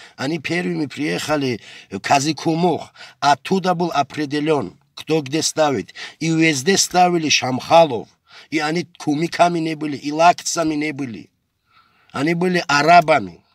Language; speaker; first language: Russian; non-native, local second language; Avaric